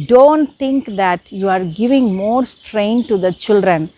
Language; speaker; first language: English; non-native, local second language; Tamil